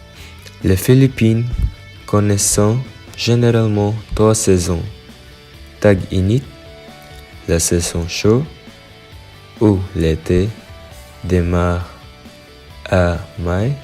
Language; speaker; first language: French; non-native, learner; Filipino